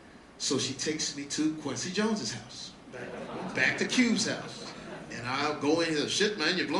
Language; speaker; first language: English; native; English